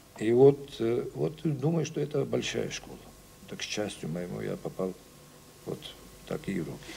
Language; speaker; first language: Russian; non-native, local second language; Georgian